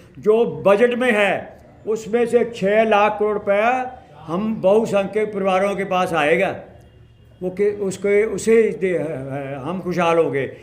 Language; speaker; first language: Hindi; native; Hindi